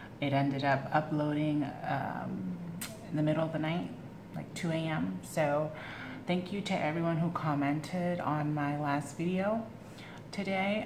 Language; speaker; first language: English; native; English